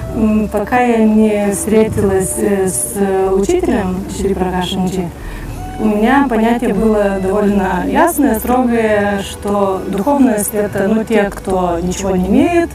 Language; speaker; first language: Russian; native; Russian